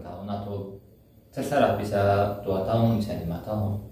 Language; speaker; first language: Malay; non-native, learner; Turkish